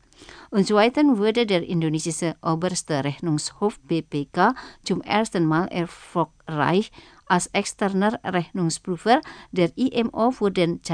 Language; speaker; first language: German; non-native, fluent; Indonesian